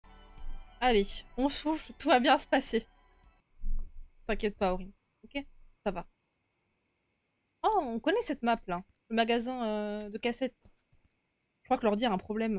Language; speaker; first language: French; native; French